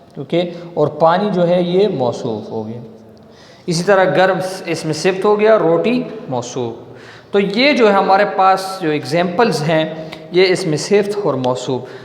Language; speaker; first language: Urdu; non-native, local second language; Pashto